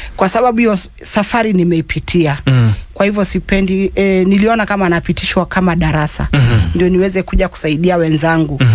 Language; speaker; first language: Swahili; non-native, local second language; Masai